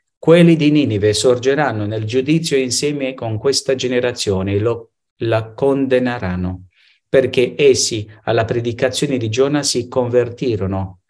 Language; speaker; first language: Italian; non-native, fluent; Spanish